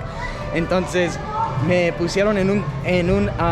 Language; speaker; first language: Spanish; non-native, fluent; English